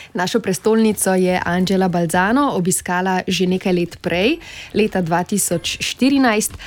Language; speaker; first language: Slovenian; native; Slovenian